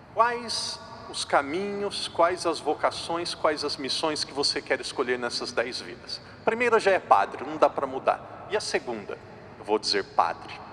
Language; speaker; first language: Portuguese; native; Portuguese